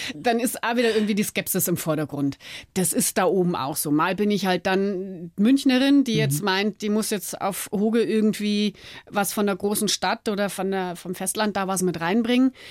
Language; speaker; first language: German; native; German